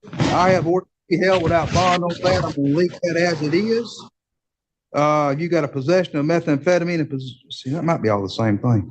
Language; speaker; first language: English; native; English